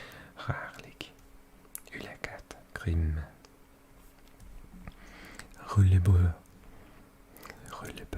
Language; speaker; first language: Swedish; non-native, learner; English